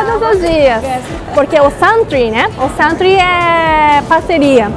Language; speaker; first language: Portuguese; non-native, learner; Japanese